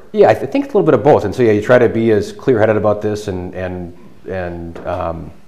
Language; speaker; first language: English; native; English